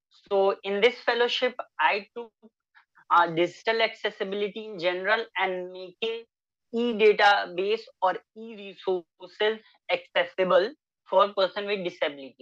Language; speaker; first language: English; non-native, local second language; Hindi